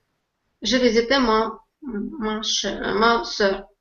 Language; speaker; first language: French; non-native, learner; Russian